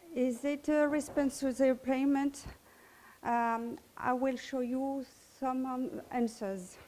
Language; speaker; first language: English; non-native, learner; French